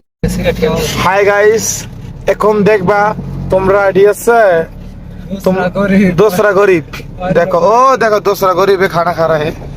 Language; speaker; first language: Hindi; non-native, learner; Bangla